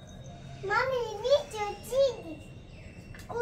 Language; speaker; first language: Spanish; native; Spanish